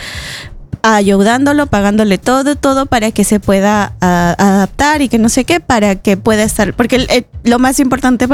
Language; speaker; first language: Spanish; native; Spanish